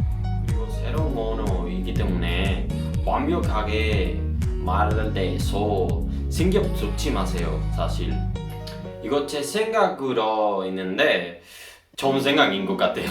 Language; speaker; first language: Korean; non-native, learner; Spanish